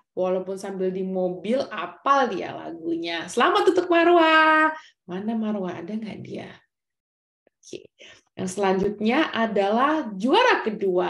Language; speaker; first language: Indonesian; native; Indonesian